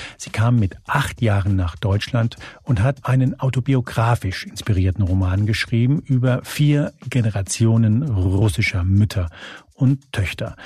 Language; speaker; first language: German; early bilingual, other home language; Spanish